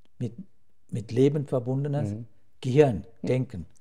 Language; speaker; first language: German; non-native, fluent; Sinhala